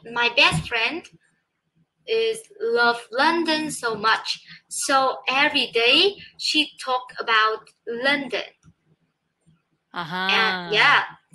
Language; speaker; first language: English; non-native, learner; Vietnamese